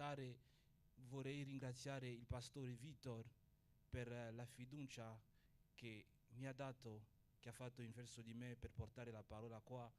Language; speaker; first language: Italian; non-native, fluent; Portuguese